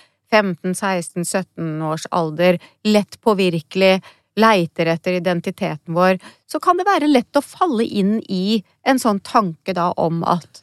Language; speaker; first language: Norwegian; native; Norwegian